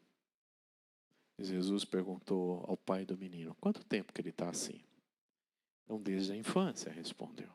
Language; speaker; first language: Portuguese; native; Portuguese